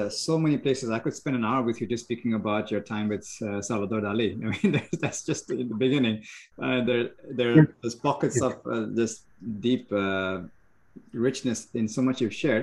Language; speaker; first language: English; non-native, local second language; Bangla